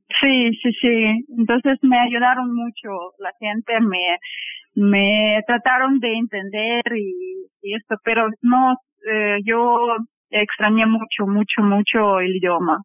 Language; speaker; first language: Spanish; non-native, fluent; Russian